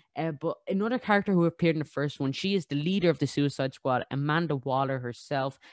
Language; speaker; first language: English; native; English